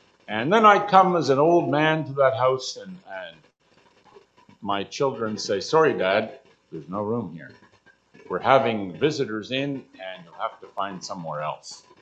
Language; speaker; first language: English; native; English